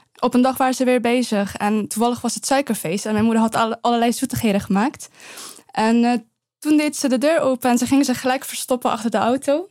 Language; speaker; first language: Dutch; early bilingual, other home language; Persian